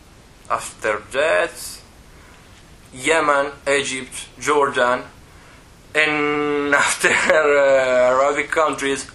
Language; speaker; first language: English; non-native, learner; Italian